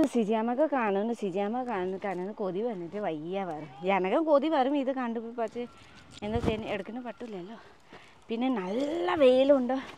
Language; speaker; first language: Malayalam; non-native, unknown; Nepali